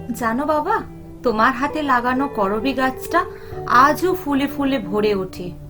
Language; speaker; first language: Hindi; non-native, local second language; Bangla